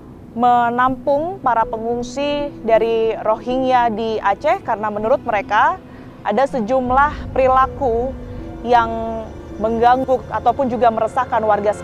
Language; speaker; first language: Indonesian; native; Indonesian